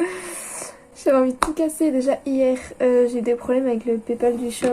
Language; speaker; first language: French; native; French